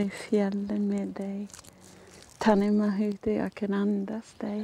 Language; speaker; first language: Swedish; non-native, fluent; Māori